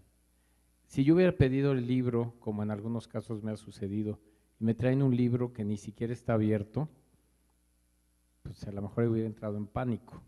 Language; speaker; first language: Spanish; native; Spanish